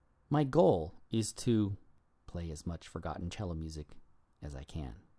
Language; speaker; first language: English; native; English